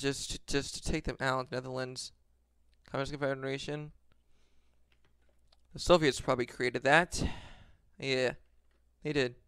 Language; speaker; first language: English; native; English